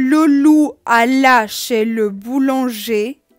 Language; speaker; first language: French; non-native, fluent; Russian